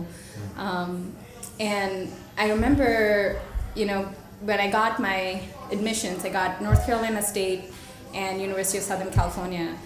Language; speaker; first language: English; non-native, local second language; Telugu